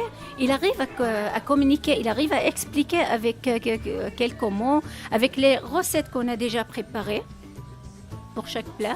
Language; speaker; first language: French; non-native, fluent; Arabic